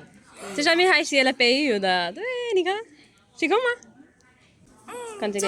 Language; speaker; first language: Chinese; non-native, learner; Urdu